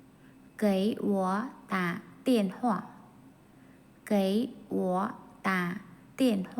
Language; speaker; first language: Chinese; non-native, fluent; Khmer